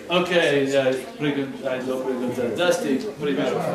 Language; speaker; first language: Spanish; non-native, learner; English